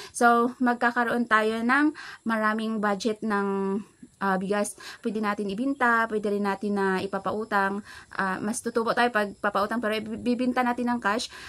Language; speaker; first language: Filipino; non-native, local second language; Cebuano